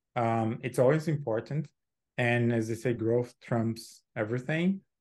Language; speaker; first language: English; non-native, fluent; Portuguese